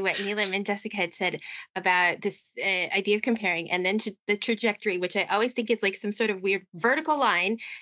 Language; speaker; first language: English; native; English